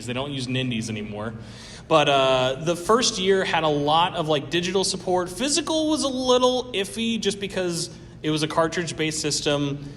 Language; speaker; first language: English; native; English